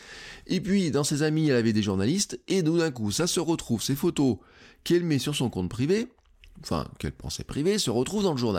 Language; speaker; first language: French; native; French